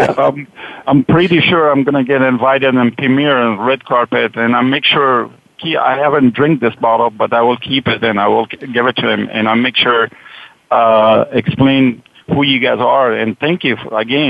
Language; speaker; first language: English; non-native, fluent; Persian